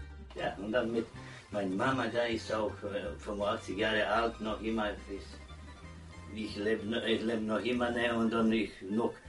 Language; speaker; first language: German; non-native, learner; Croatian